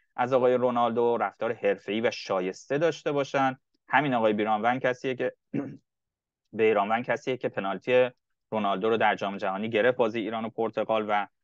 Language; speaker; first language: Persian; native; Persian